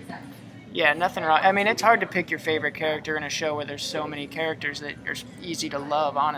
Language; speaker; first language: English; native; English